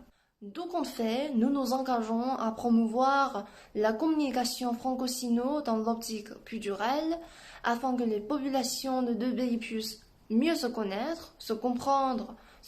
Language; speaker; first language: French; non-native, learner; Chinese